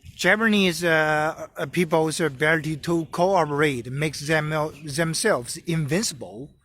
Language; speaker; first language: English; non-native, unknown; Chinese